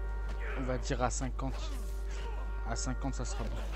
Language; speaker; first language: French; native; French